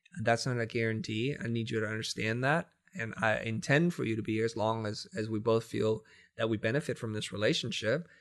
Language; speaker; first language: English; native; English